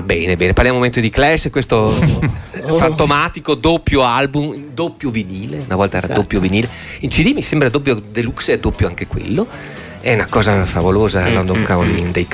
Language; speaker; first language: Italian; native; Italian